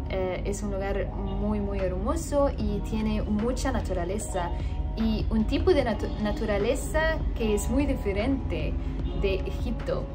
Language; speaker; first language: Spanish; non-native, learner; Arabic